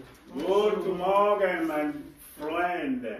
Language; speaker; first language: German; non-native, learner; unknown